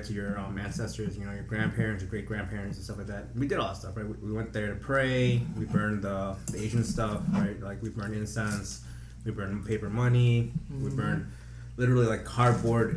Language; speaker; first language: English; native; English